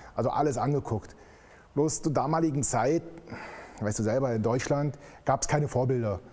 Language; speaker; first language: German; early bilingual, other home language; Arabic